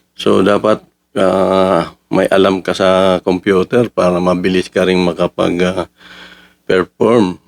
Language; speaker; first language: Filipino; non-native, local second language; Cebuano